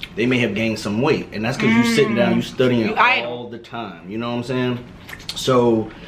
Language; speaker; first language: English; native; English